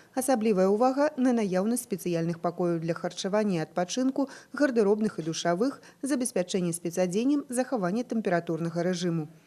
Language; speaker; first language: Belarusian; non-native, local second language; Russian